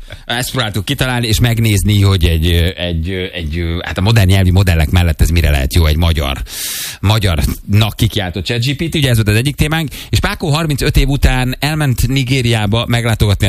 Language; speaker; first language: Hungarian; native; Hungarian